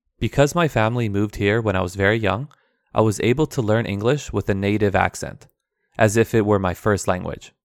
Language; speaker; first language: English; early bilingual, other home language; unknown